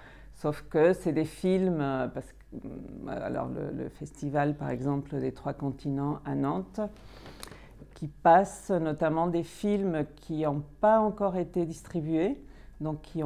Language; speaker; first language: French; native; French